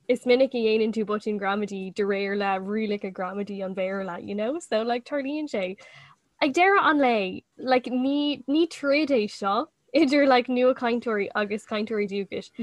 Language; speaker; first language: Irish; non-native, local second language; English